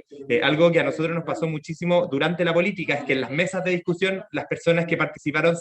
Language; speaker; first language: Spanish; native; Spanish